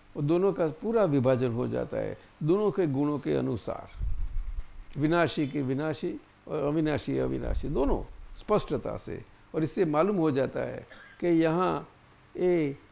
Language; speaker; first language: Hindi; non-native, local second language; Gujarati